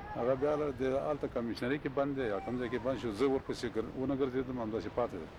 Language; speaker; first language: Pashto; non-native, local second language; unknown